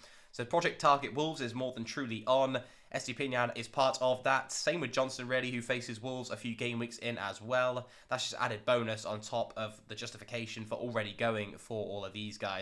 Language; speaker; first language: English; native; English